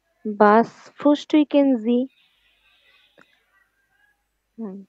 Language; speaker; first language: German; non-native, learner; Bangla